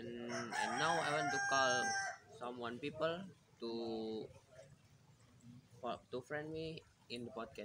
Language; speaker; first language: English; non-native, learner; Indonesian